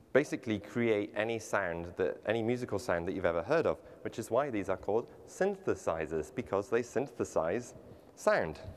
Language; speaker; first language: English; native; English